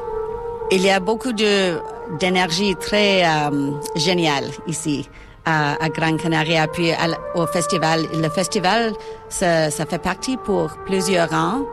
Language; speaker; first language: French; non-native, local second language; English